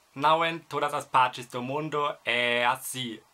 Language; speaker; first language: Portuguese; non-native, fluent; German